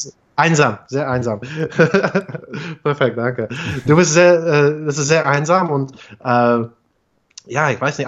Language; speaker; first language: German; non-native, fluent; English